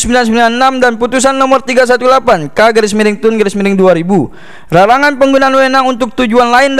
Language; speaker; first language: Indonesian; native; Indonesian